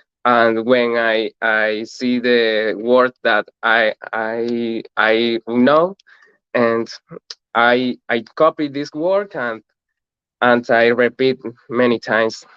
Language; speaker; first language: English; non-native, learner; Spanish